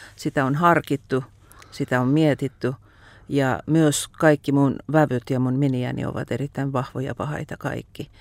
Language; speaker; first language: Finnish; non-native, fluent; Persian